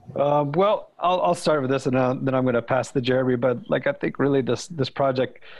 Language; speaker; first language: English; native; English